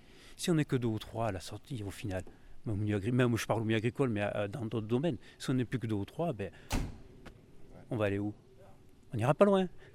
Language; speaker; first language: French; native; French